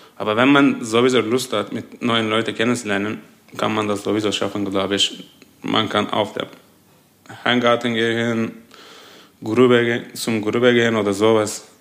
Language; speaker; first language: German; non-native, fluent; Turkish